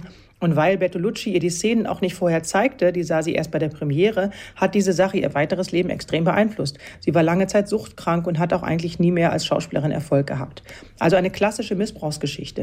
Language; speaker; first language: German; native; German